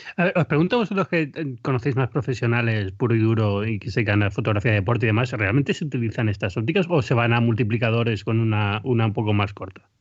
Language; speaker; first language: Spanish; native; Spanish